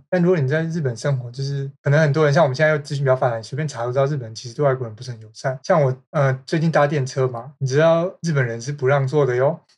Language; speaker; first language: Chinese; native; Chinese